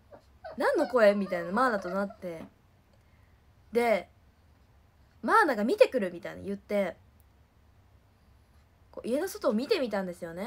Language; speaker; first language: Japanese; native; Japanese